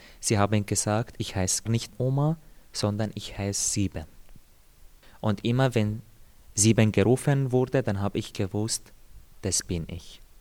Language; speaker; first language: German; non-native, fluent; Arabic